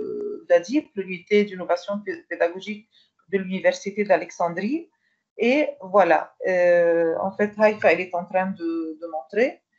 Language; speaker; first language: French; non-native, fluent; Arabic